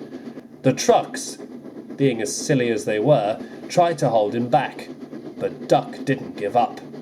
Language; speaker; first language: English; native; English